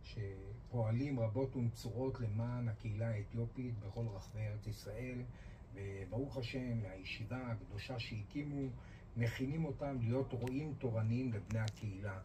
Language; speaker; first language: Hebrew; native; Hebrew